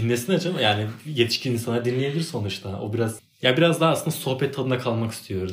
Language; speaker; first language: Turkish; native; Turkish